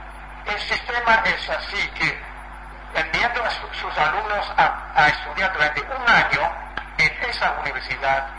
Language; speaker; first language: Spanish; non-native, fluent; Chinese